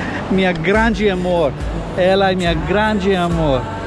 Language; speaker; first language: Portuguese; non-native, learner; Punjabi